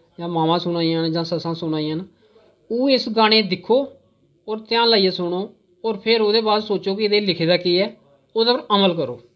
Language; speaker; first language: Punjabi; non-native, local second language; Dogri